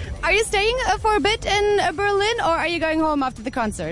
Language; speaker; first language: English; non-native, fluent; German